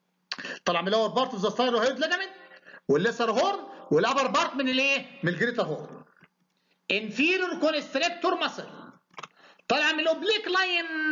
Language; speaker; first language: Arabic; native; Arabic